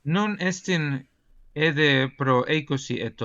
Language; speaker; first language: Greek; non-native, fluent; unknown